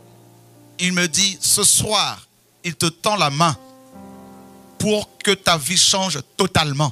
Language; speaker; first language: French; non-native, local second language; Lingala